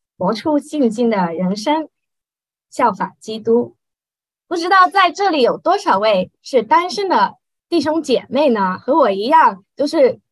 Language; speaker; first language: Chinese; non-native, local second language; Cantonese